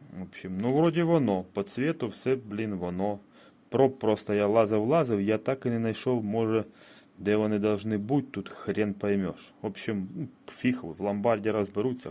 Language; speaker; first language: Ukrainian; non-native, local second language; Russian